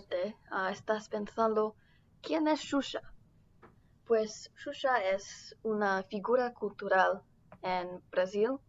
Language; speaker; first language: Spanish; non-native, learner; English